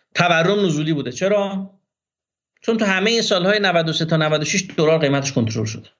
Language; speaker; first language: Persian; non-native, local second language; Azerbaijani